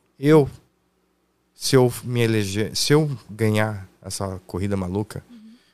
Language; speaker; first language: Portuguese; native; Portuguese